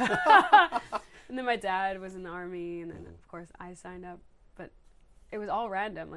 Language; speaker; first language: English; native; English